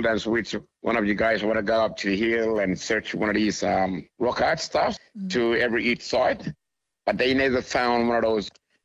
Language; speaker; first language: English; native; English